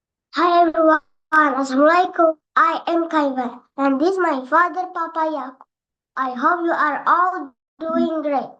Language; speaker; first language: English; non-native, learner; Indonesian